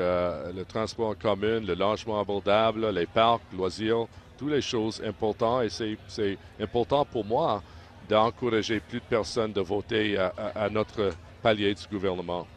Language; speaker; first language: French; non-native, local second language; English